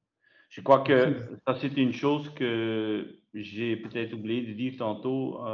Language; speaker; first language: French; non-native, local second language; Dutch